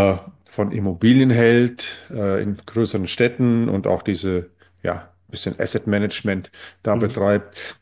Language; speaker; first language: German; native; German